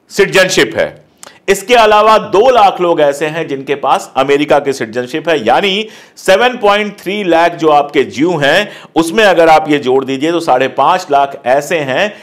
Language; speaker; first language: Hindi; native; Hindi